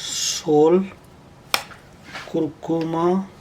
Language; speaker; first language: Russian; non-native, learner; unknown